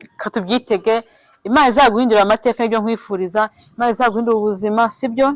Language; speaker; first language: Kinyarwanda; native; Kinyarwanda